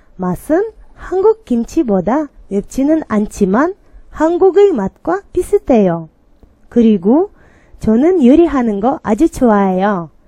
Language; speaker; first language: Korean; non-native, learner; Kyrgyz